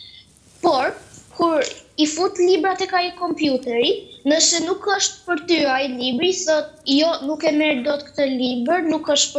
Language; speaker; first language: Albanian; early bilingual, heritage; Albanian